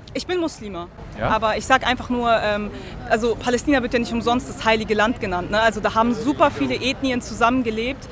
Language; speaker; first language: German; early bilingual, other home language; Arabic